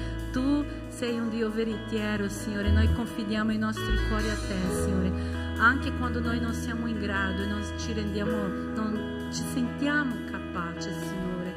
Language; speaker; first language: Italian; non-native, fluent; Portuguese